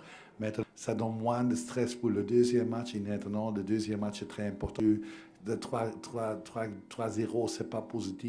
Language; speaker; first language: French; non-native, learner; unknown